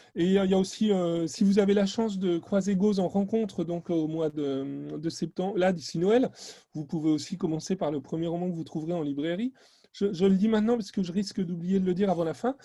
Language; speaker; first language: French; native; French